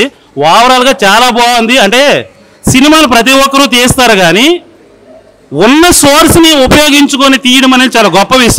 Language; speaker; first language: Telugu; native; Telugu